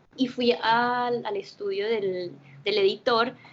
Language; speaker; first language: Spanish; early bilingual, heritage; Spanish